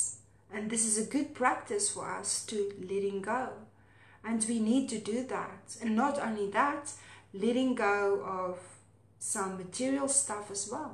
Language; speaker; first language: English; non-native, local second language; Afrikaans